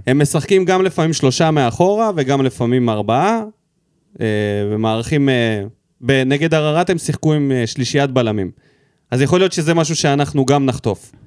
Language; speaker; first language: Hebrew; early bilingual, other home language; Russian